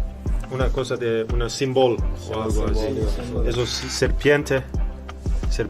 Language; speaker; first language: Spanish; non-native, learner; English